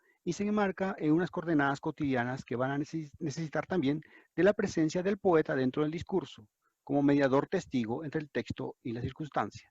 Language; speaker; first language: Spanish; native; Spanish